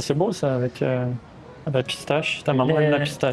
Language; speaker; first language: French; native; French